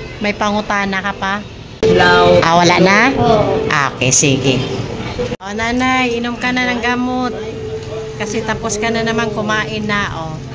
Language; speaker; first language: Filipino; non-native, local second language; Waray